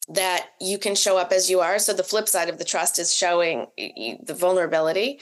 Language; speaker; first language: English; native; English